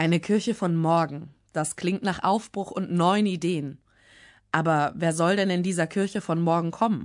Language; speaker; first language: German; native; German